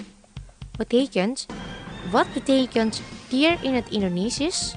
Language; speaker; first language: Dutch; non-native, fluent; Indonesian